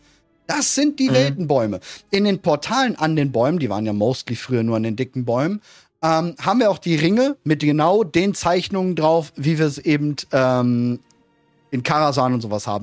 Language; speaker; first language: German; native; German